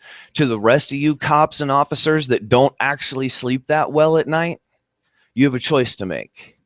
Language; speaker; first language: English; native; English